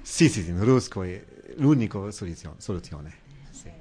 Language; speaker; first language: Italian; non-native, learner; German